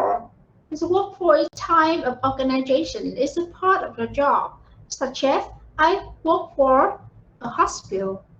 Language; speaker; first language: English; non-native, fluent; Vietnamese